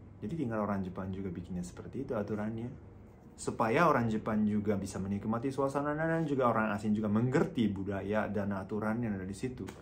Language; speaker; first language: Indonesian; non-native, fluent; Japanese